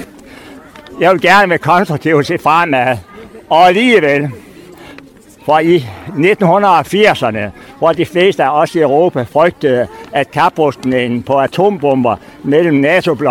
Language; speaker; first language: Danish; native; Danish